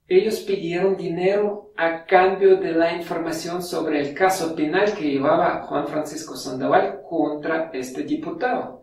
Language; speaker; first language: Spanish; non-native, fluent; Russian